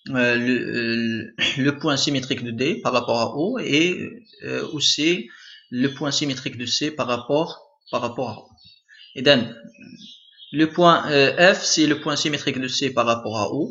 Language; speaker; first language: French; non-native, local second language; Arabic